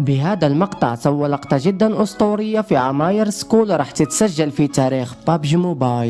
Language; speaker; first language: Arabic; native; Arabic